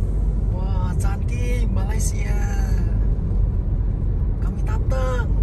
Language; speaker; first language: Indonesian; non-native, fluent; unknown